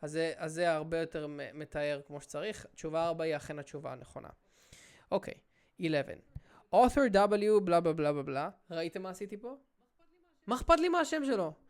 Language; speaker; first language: Hebrew; native; Hebrew